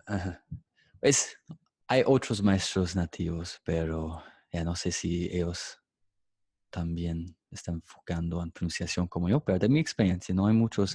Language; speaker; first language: Spanish; non-native, fluent; English